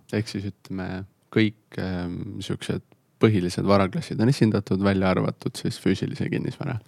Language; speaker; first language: Estonian; native; Estonian